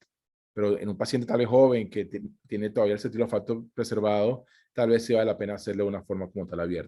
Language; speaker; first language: Spanish; native; Spanish